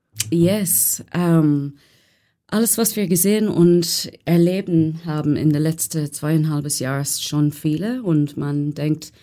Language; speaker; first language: German; non-native, learner; English